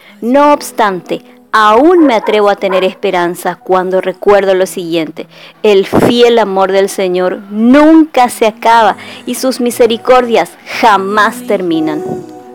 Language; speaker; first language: Spanish; native; Spanish